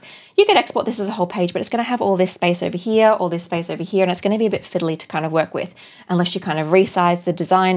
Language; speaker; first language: English; native; English